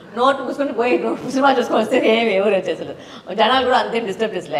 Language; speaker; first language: Telugu; non-native, local second language; Tamil